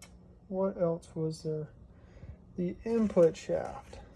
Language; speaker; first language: English; native; English